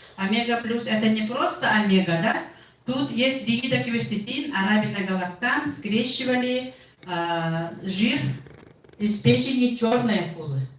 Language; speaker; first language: Russian; non-native, local second language; Yakut